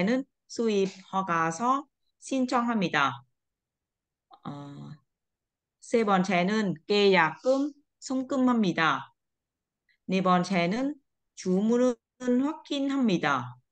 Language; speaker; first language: Korean; non-native, learner; Vietnamese